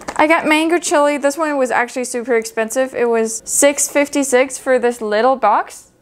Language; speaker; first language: English; non-native, fluent; German